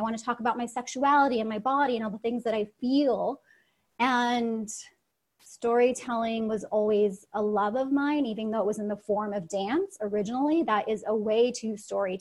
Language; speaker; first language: English; early bilingual, other home language; Russian